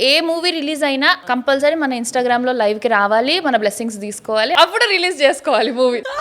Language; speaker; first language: Telugu; native; Telugu